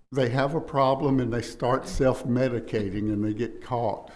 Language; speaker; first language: English; native; English